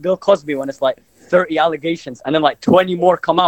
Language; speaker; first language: English; native; English